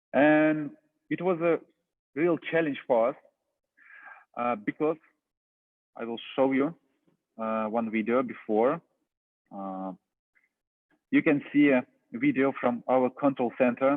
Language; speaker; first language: English; non-native, fluent; Russian